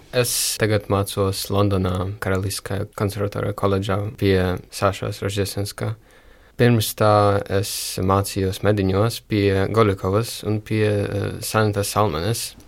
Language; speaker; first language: Latvian; early bilingual, other home language; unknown